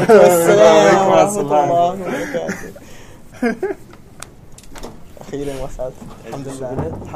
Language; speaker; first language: Arabic; non-native, fluent; English